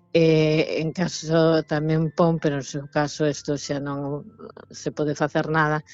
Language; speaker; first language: Spanish; non-native, local second language; Galician